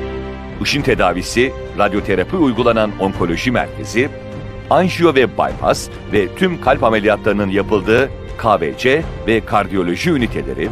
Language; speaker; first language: Turkish; native; Turkish